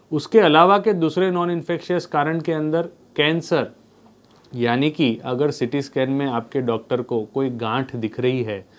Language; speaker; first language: Hindi; non-native, local second language; Gujarati